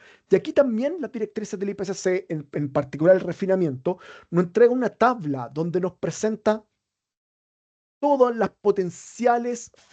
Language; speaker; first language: Spanish; native; Spanish